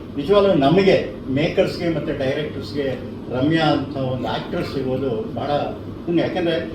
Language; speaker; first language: Kannada; native; Kannada